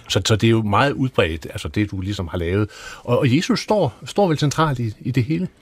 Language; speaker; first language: Danish; native; Danish